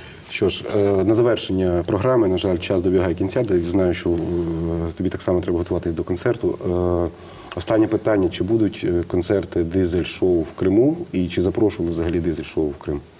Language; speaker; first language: Ukrainian; native; Ukrainian